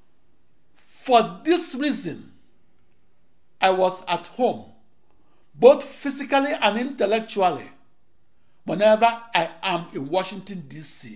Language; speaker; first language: English; non-native, local second language; Igbo